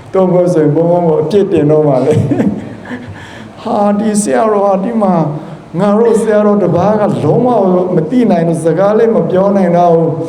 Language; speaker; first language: Burmese; non-native, local second language; Shan